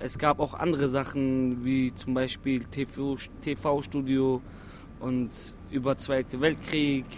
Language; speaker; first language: German; non-native, local second language; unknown